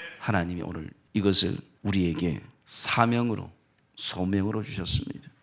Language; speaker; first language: Korean; native; Korean